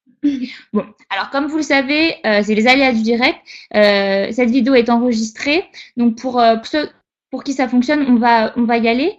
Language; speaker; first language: French; native; French